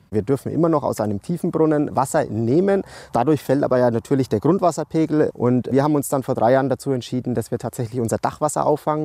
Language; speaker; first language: German; native; German